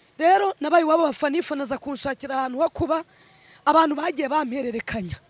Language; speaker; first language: Kinyarwanda; early bilingual, other home language; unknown